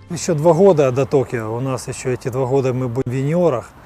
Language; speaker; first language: Ukrainian; non-native, local second language; Russian